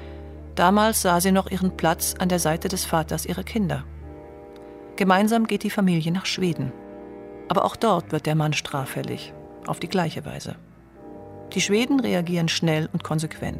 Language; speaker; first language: German; native; German